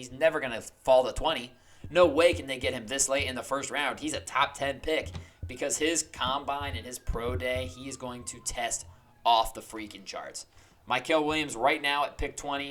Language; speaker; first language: English; native; English